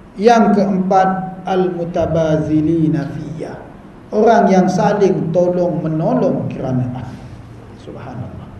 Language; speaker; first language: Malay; native; Malay